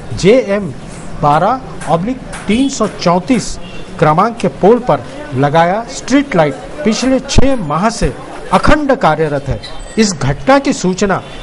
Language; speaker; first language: Hindi; non-native, local second language; Marathi